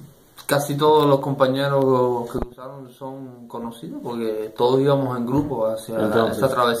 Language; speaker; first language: Spanish; native; Spanish